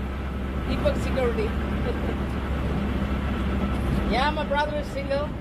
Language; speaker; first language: English; non-native, learner; Hindi